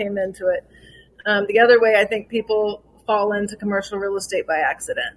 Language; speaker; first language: English; native; English